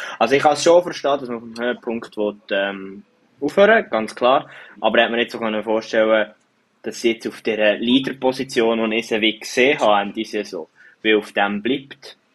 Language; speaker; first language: German; native; German